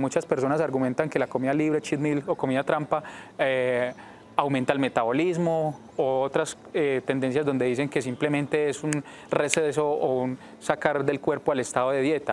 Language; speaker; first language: Spanish; native; Spanish